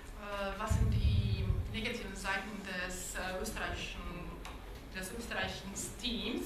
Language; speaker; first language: German; non-native, local second language; Bosnian